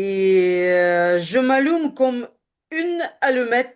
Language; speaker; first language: French; non-native, learner; Ukrainian